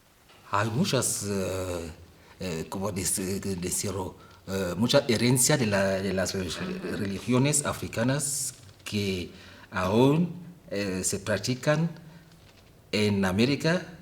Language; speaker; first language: Spanish; non-native, fluent; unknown